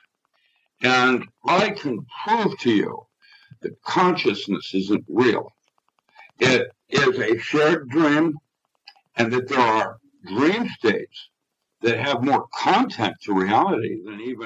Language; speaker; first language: English; native; English